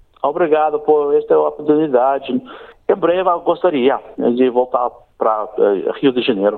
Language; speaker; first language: Portuguese; non-native, learner; English